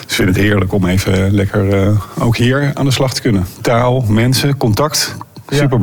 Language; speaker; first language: Dutch; native; Dutch